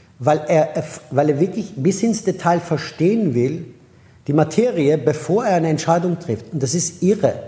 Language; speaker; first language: German; non-native, fluent; Persian